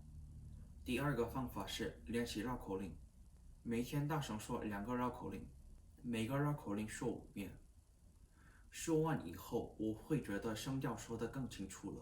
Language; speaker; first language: Chinese; non-native, learner; Korean